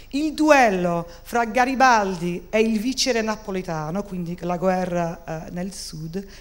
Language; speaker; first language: Italian; non-native, fluent; English